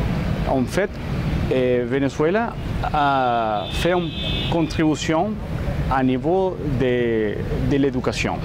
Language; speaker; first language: French; non-native, learner; Spanish